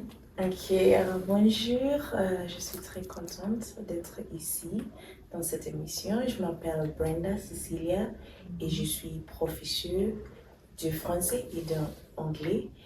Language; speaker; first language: French; non-native, fluent; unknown